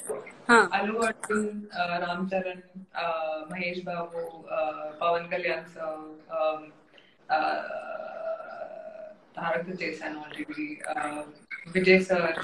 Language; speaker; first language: Telugu; non-native, fluent; Hindi